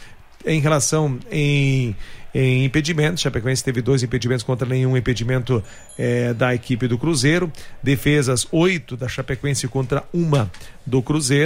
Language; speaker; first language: Portuguese; native; Portuguese